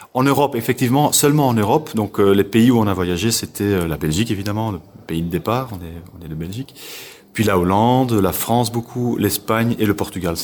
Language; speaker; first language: French; non-native, local second language; Dutch